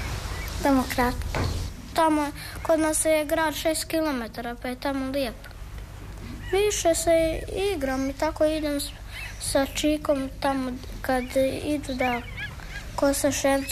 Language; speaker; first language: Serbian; early bilingual, other home language; Croatian